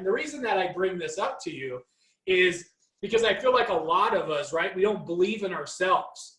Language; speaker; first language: English; native; English